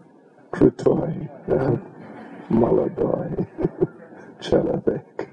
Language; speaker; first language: Russian; non-native, learner; English